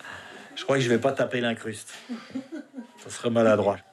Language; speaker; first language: French; native; French